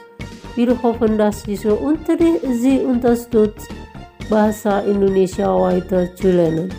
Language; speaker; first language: German; non-native, fluent; Indonesian